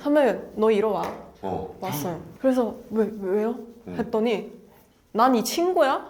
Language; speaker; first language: Korean; non-native, fluent; Chinese